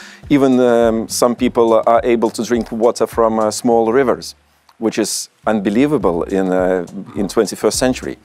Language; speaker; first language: English; non-native, fluent; Lithuanian